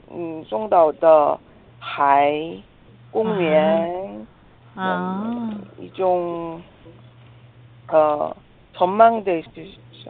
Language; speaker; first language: Chinese; non-native, learner; Korean